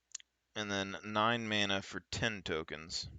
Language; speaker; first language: English; native; English